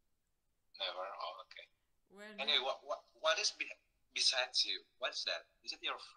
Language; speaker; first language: English; non-native, fluent; Indonesian